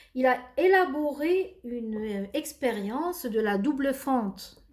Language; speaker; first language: French; non-native, local second language; Arabic